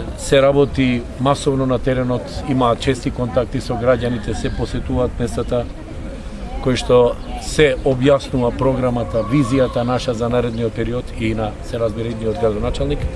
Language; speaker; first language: Macedonian; non-native, local second language; Turkish